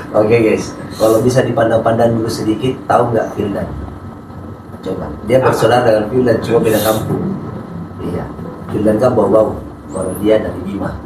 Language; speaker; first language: Indonesian; native; Indonesian